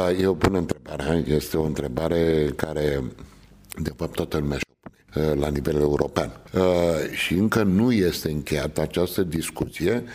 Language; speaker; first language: Romanian; native; Romanian